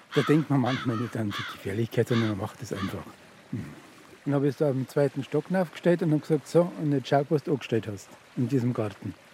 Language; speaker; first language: German; native; German